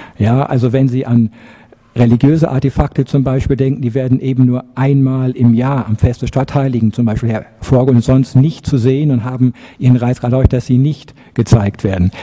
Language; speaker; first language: German; native; German